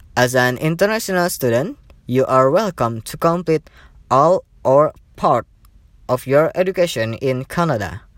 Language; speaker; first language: English; non-native, learner; Indonesian